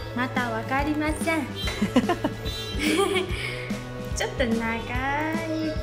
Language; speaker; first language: Japanese; non-native, learner; Burmese